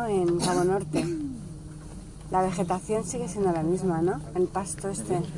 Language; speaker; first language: Spanish; native; Spanish